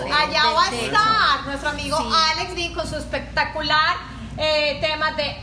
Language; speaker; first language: Spanish; native; Spanish